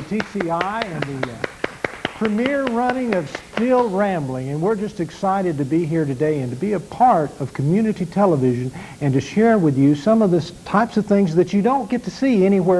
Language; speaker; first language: English; native; English